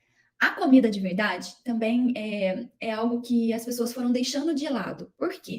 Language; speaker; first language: Portuguese; native; Portuguese